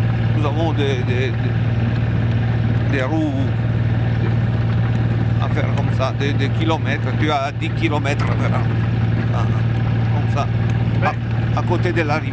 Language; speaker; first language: French; non-native, fluent; Italian